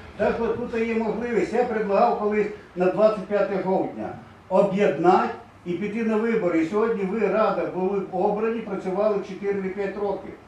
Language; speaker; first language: Ukrainian; native; Ukrainian